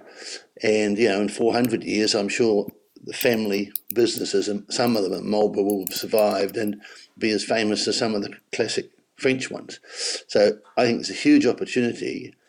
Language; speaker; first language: English; native; English